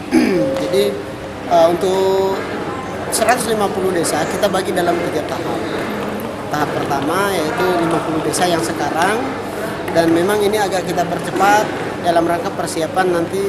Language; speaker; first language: Indonesian; native; Indonesian